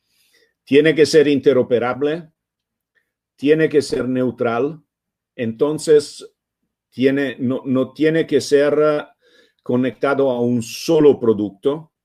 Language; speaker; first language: Spanish; non-native, fluent; Italian